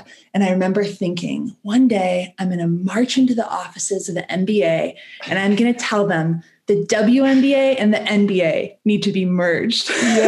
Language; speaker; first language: English; native; English